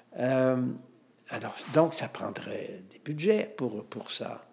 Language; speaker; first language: French; native; French